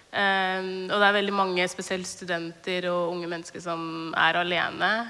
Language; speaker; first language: Norwegian; early bilingual, other home language; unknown